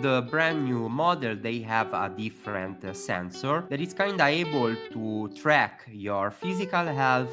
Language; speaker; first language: English; non-native, fluent; Italian